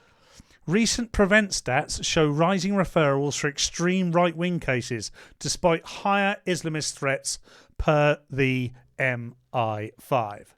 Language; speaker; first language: English; native; English